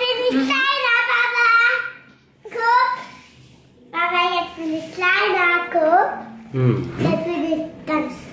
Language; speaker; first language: German; early bilingual, other home language; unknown